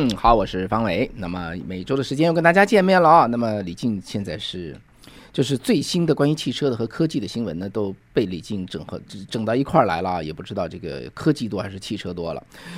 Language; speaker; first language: Chinese; native; Chinese